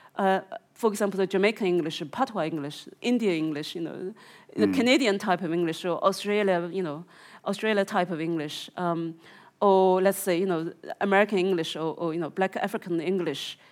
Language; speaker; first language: English; non-native, fluent; Chinese